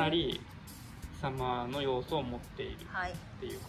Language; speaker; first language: Japanese; native; Japanese